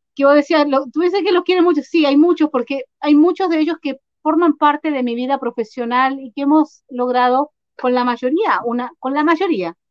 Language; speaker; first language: Spanish; native; Spanish